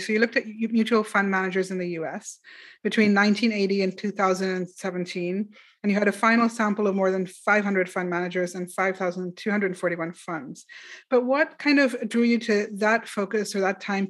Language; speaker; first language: English; non-native, local second language; Urdu